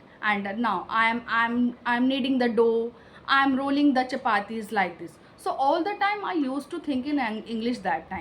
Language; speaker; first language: English; non-native, local second language; Hindi